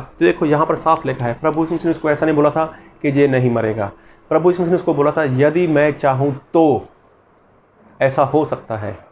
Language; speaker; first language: Hindi; non-native, local second language; Punjabi